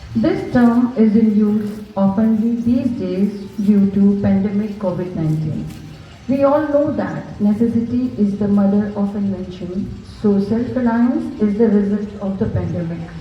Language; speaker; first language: English; non-native, local second language; Hindi